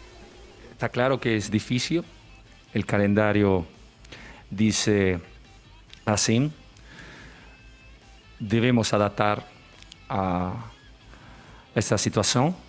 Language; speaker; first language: Portuguese; non-native, learner; Spanish